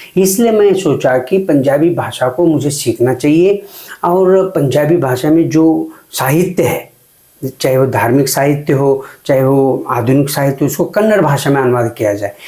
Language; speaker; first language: Hindi; non-native, local second language; Kannada